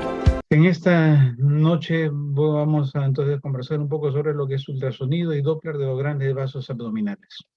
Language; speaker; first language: Spanish; native; Spanish